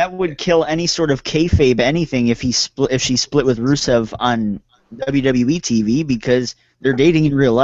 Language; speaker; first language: English; native; English